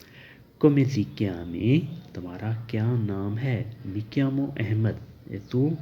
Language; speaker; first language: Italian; non-native, learner; Urdu